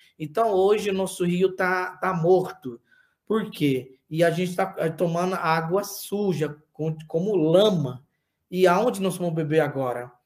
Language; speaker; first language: Portuguese; non-native, local second language; Yanomámi